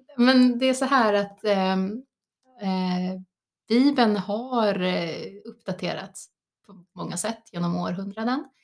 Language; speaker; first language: Swedish; early bilingual, other home language; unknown